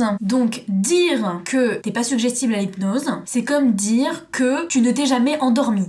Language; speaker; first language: French; native; French